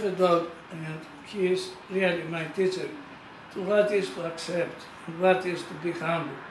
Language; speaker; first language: English; non-native, fluent; Greek